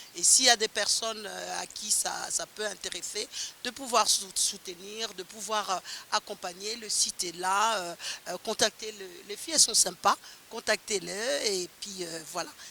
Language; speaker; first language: French; non-native, local second language; Lingala